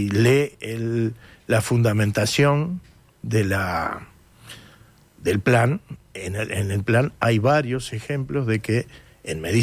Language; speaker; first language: Spanish; native; Spanish